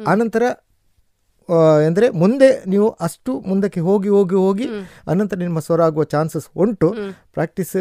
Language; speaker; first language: Kannada; non-native, local second language; Konkani